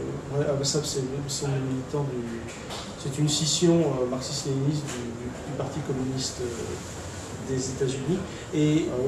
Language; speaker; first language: French; native; French